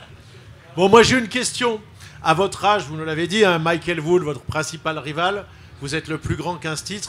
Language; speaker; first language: French; native; French